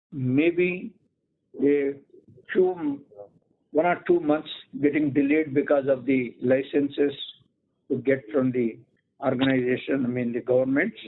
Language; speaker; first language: English; non-native, local second language; Telugu